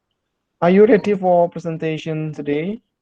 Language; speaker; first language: English; non-native, fluent; Indonesian